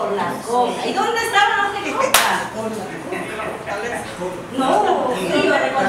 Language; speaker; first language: Spanish; native; Spanish